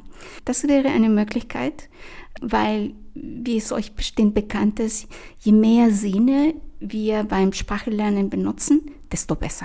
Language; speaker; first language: German; non-native, fluent; Spanish